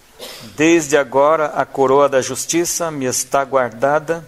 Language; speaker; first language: Portuguese; native; Portuguese